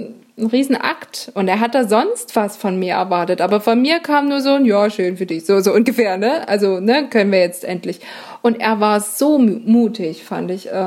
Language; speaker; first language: German; native; German